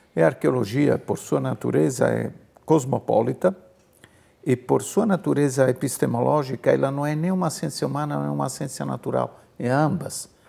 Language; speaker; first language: Portuguese; non-native, fluent; Italian